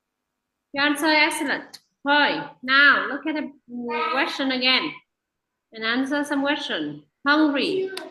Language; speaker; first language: English; non-native, fluent; Vietnamese